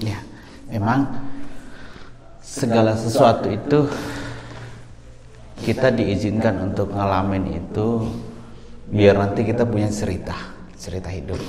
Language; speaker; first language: Indonesian; native; Indonesian